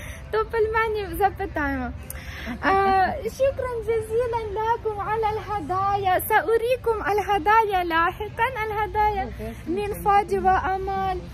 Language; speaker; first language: Arabic; non-native, fluent; Ukrainian